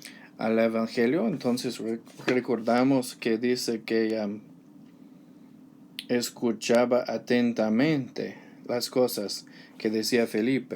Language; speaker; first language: Spanish; non-native, learner; English